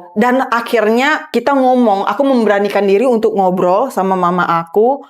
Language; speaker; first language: Indonesian; native; Indonesian